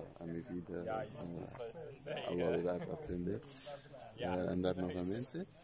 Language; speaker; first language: Spanish; non-native, fluent; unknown